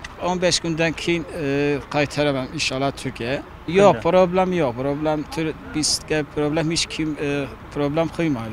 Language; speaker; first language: Turkish; non-native, learner; Uzbek